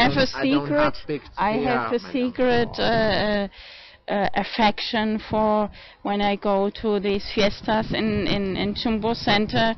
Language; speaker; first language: English; non-native, fluent; German